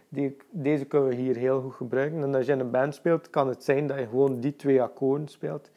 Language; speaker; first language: Dutch; native; Dutch